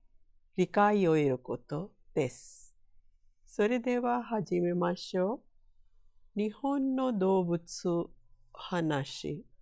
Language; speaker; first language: Japanese; non-native, fluent; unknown